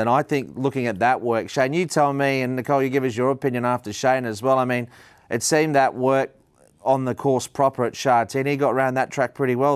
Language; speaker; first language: English; native; English